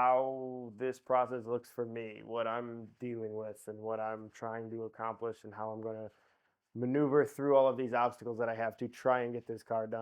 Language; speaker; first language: English; native; English